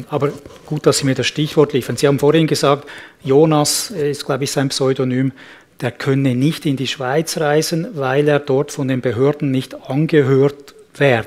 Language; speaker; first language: German; native; German